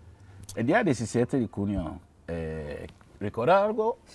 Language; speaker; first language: Spanish; non-native, learner; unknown